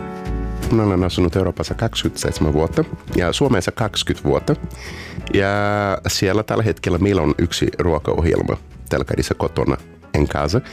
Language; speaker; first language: Finnish; non-native, fluent; Portuguese